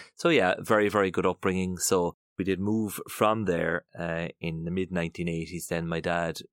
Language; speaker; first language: English; native; English